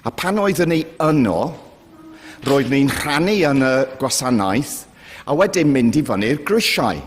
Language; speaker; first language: Welsh; non-native, fluent; English